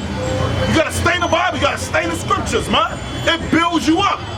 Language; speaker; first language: English; native; English